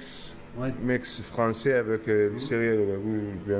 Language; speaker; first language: French; non-native, learner; Arabic